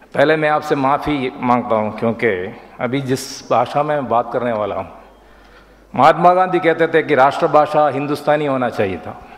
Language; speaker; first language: Urdu; non-native, local second language; Malayalam